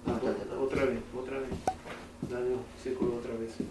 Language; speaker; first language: Spanish; non-native, learner; English